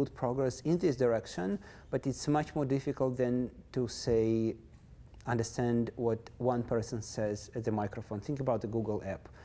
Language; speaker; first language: English; non-native, fluent; Russian